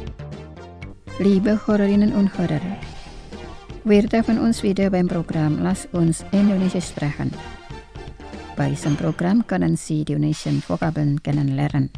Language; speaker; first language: German; non-native, fluent; Indonesian